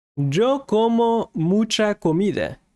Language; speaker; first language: Spanish; non-native, fluent; English